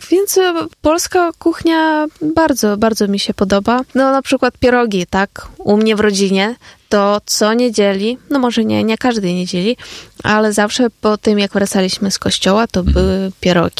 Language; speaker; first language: Polish; non-native, fluent; Ukrainian